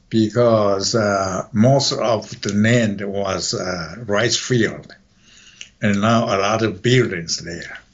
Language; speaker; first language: English; non-native, fluent; Chinese